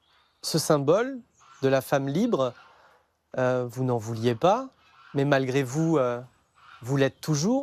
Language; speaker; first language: French; native; French